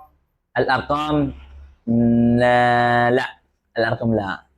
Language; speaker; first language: Arabic; non-native, fluent; Indonesian